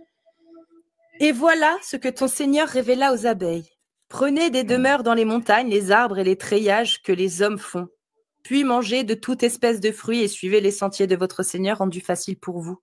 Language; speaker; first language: French; native; French